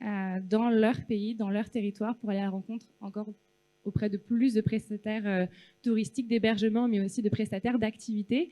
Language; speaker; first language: French; native; French